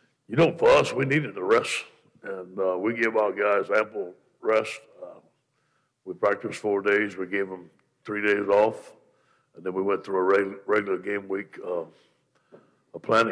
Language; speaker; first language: English; native; English